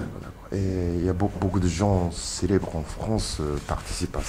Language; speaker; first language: French; non-native, fluent; Japanese